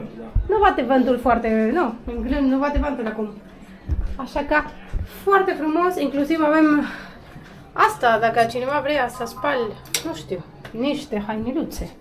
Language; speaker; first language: Romanian; non-native, learner; Spanish